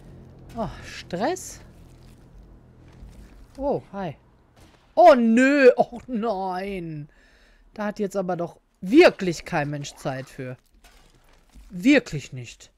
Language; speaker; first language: German; native; German